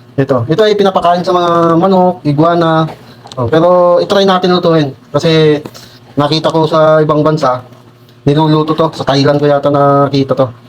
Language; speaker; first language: Filipino; non-native, local second language; Iloko